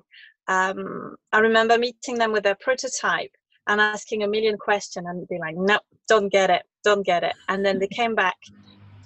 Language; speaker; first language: English; non-native, fluent; French